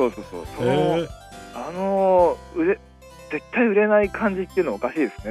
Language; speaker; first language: Japanese; native; Japanese